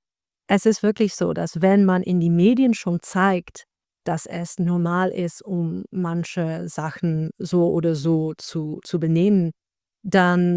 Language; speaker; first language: German; non-native, learner; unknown